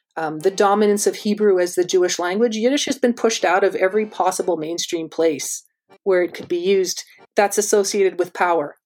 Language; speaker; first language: English; native; English